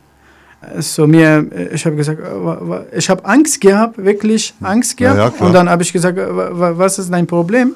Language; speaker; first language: German; non-native, learner; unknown